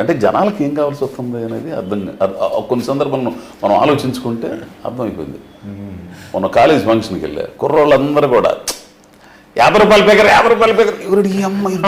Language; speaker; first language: Telugu; native; Telugu